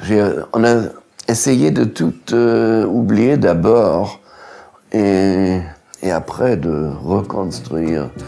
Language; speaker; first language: French; non-native, fluent; German